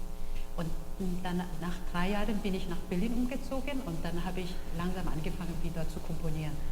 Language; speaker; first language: German; non-native, fluent; Korean